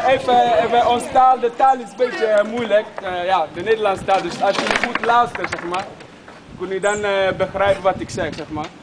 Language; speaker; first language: Dutch; non-native, learner; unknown